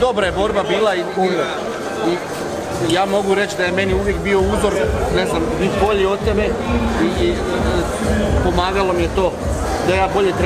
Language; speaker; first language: Croatian; native; Croatian